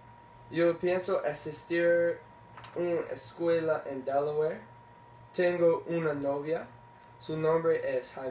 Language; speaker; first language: Spanish; non-native, learner; English